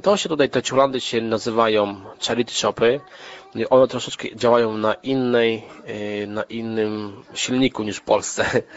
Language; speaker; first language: Polish; native; Polish